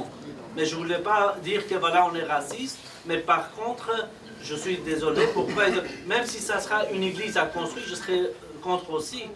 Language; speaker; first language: French; non-native, fluent; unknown